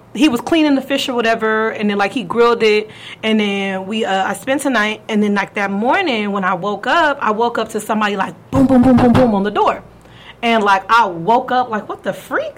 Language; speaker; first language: English; native; English